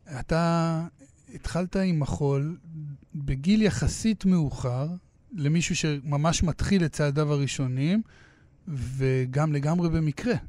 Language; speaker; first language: Hebrew; native; Hebrew